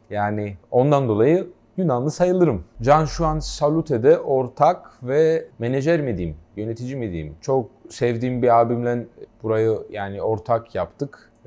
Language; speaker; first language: Turkish; early bilingual, heritage; Turkish